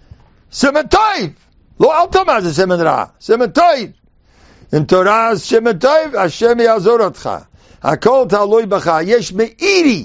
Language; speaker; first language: Hebrew; non-native, fluent; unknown